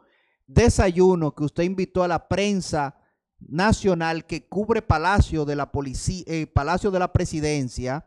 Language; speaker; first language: Spanish; native; Spanish